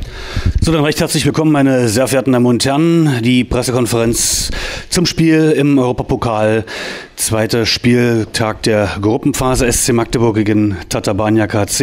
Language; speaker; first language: German; native; German